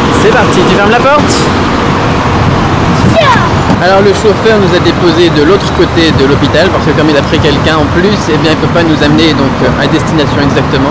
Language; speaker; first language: French; native; French